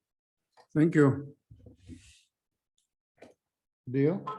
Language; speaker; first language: English; native; English